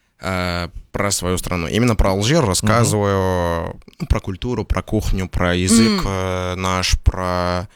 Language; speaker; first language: Russian; non-native, fluent; Arabic